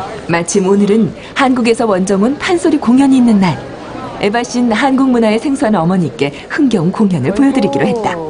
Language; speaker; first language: Korean; native; Korean